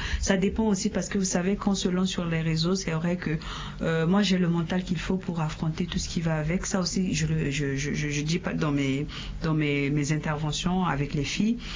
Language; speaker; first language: French; non-native, local second language; Sango